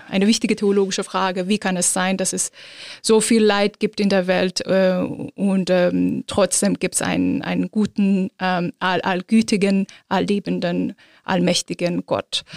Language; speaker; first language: German; non-native, fluent; Azerbaijani